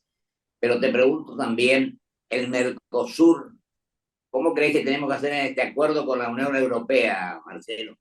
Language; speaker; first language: Spanish; native; Spanish